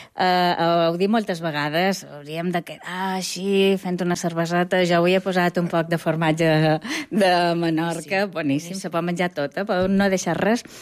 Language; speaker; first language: Catalan; native; Catalan